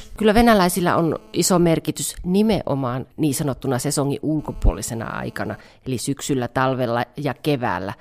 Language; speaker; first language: Finnish; native; Finnish